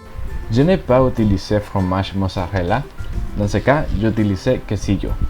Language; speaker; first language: French; non-native, learner; Spanish